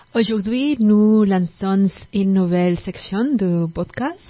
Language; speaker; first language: French; non-native, learner; Spanish